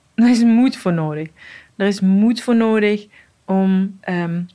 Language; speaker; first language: Dutch; early bilingual, other home language; Arabic